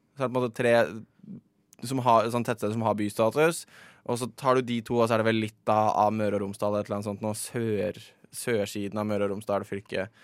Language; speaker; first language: Norwegian; native; Norwegian